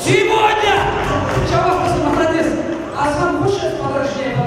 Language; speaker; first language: Russian; non-native, local second language; Uyghur